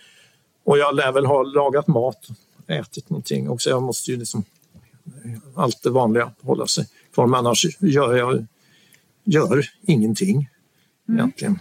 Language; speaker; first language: Swedish; native; Swedish